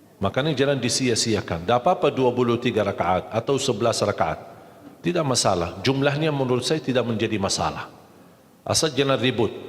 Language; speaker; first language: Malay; non-native, fluent; Arabic